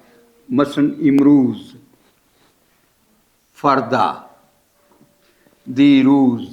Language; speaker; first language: Persian; non-native, fluent; Urdu